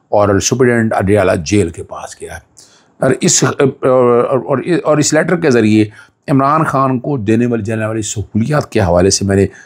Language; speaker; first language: Urdu; non-native, local second language; Punjabi